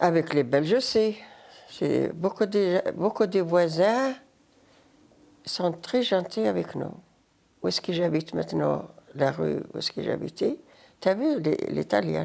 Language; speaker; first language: French; non-native, learner; Arabic